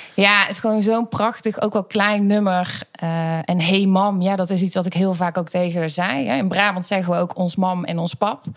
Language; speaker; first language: Dutch; native; Dutch